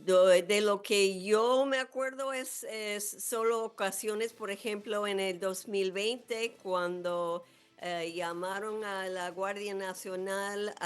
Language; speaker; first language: Spanish; non-native, fluent; English